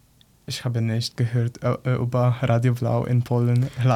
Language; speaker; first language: German; non-native, learner; Polish